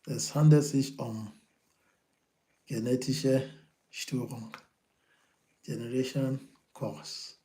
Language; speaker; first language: German; non-native, learner; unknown